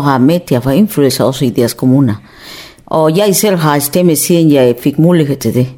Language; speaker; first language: Danish; non-native, fluent; Spanish